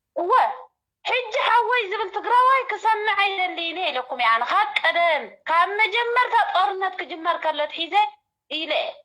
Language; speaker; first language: Tigrinya; native; Tigrinya